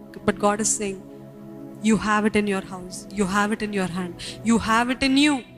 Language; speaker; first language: English; non-native, local second language; Telugu